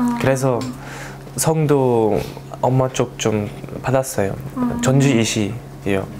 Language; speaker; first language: Korean; early bilingual, heritage; Korean